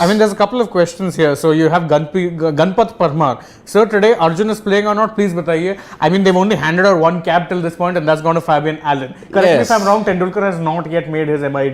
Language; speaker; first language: English; non-native, local second language; Hindi